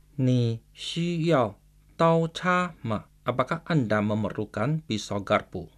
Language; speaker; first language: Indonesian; non-native, fluent; Chinese